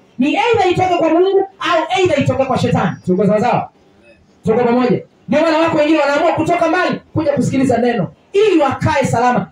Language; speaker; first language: Swahili; native; Swahili